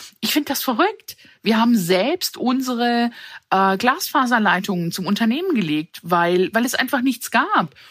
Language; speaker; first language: German; early bilingual, other home language; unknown